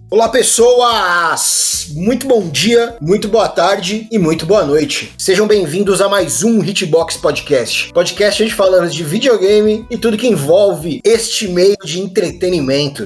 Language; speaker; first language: Portuguese; native; Portuguese